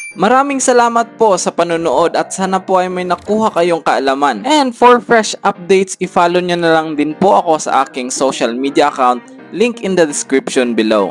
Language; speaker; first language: Filipino; native; Filipino